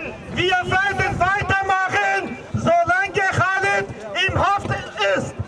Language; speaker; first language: German; non-native, fluent; Kurdish